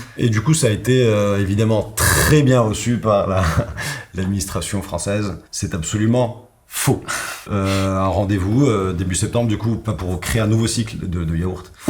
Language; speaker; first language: French; non-native, local second language; Arabic